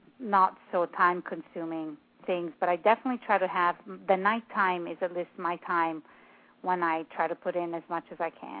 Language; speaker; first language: English; non-native, fluent; Italian